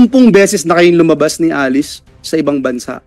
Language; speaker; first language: Filipino; native; Filipino